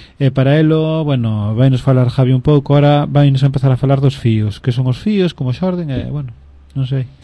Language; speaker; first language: Galician; non-native, local second language; Spanish